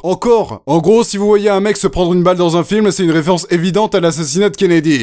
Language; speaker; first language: French; native; French